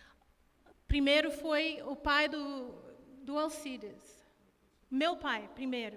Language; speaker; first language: Portuguese; non-native, fluent; English